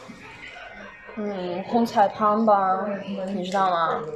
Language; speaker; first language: Chinese; non-native, fluent; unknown